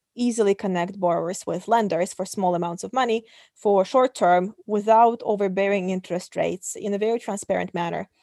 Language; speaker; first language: English; non-native, fluent; Russian